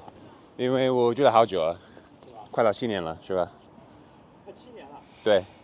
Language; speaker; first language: Chinese; non-native, fluent; English